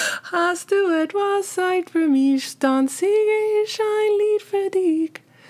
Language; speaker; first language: German; non-native, learner; English